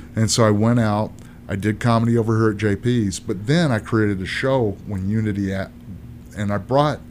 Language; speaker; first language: English; native; English